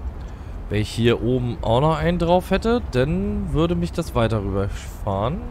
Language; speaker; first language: German; native; German